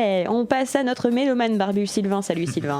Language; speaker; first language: French; native; French